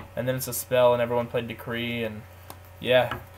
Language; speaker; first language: English; native; English